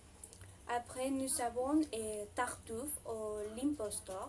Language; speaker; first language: French; non-native, learner; Spanish